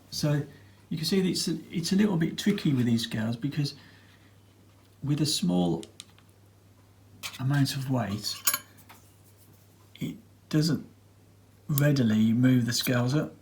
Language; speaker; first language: English; native; English